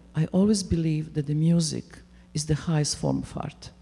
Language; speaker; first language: English; non-native, fluent; Serbian